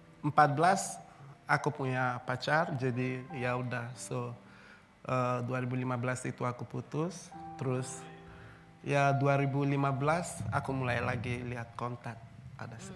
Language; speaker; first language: Indonesian; non-native, fluent; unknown